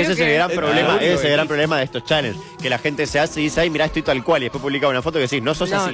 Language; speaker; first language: Spanish; native; Spanish